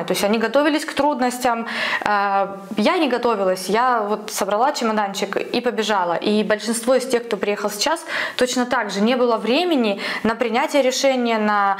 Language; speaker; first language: Russian; native; Russian